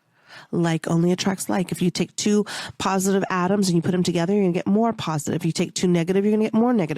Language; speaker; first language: English; native; English